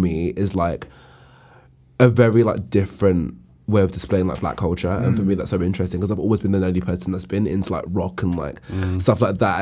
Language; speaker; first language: English; native; English